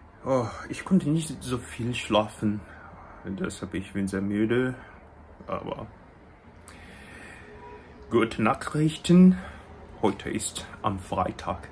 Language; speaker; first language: German; non-native, learner; Korean